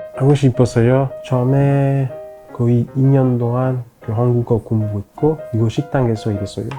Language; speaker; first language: Korean; non-native, learner; French